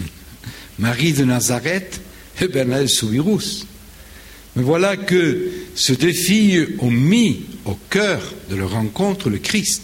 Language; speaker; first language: French; non-native, fluent; Spanish